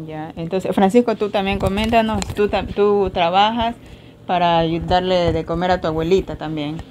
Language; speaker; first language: Spanish; native; Spanish